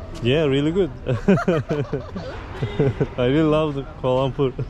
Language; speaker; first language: English; non-native, learner; Turkish